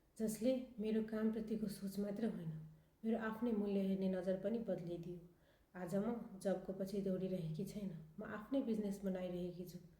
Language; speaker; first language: Nepali; non-native, local second language; Maithili